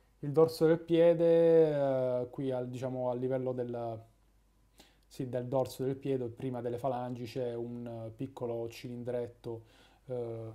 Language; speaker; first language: Italian; native; Italian